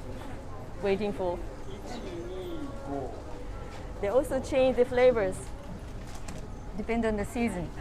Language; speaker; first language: English; non-native, fluent; Japanese